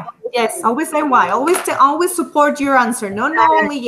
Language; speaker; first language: English; non-native, fluent; Spanish